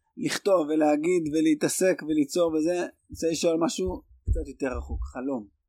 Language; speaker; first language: Hebrew; native; Hebrew